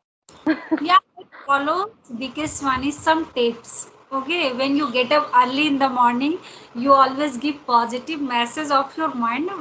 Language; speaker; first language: English; non-native, learner; Hindi